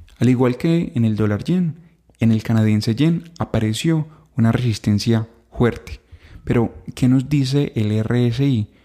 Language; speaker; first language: Spanish; native; Spanish